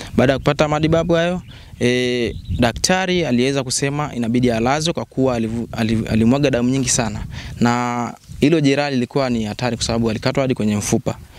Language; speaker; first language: Swahili; non-native, local second language; Masai